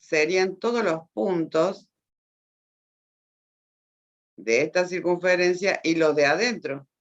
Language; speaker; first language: Spanish; native; Spanish